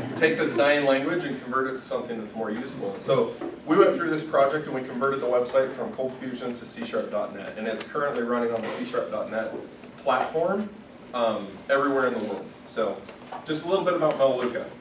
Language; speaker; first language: English; native; English